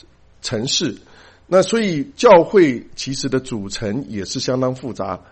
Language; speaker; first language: Chinese; native; Chinese